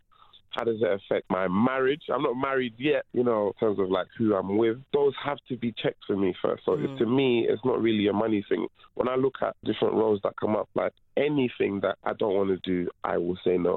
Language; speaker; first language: English; non-native, local second language; French